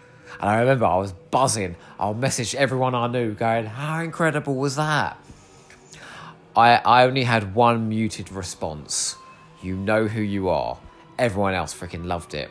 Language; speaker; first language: English; native; English